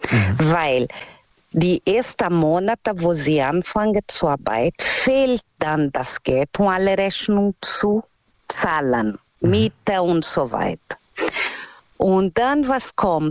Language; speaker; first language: German; non-native, learner; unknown